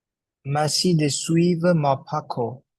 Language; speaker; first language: French; non-native, learner; Bangla